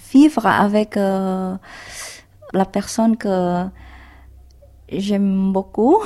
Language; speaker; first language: French; non-native, learner; Indonesian